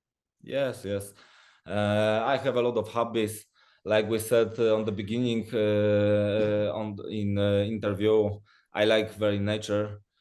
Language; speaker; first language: English; non-native, learner; Polish